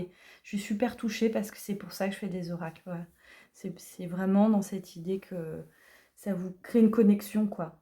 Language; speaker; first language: French; native; French